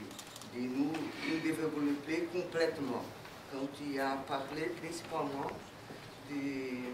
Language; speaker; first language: French; non-native, fluent; Portuguese